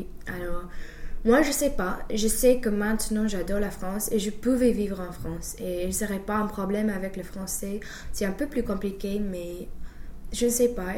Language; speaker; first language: French; non-native, fluent; English